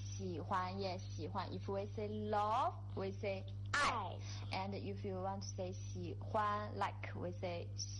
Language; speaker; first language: English; non-native, fluent; Chinese